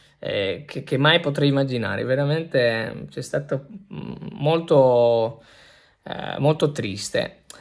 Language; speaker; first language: Italian; non-native, fluent; Spanish